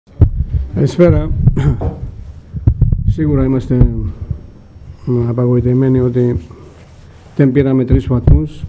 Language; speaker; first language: Greek; non-native, fluent; Georgian